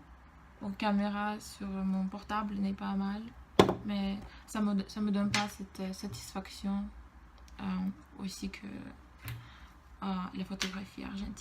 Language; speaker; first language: French; non-native, fluent; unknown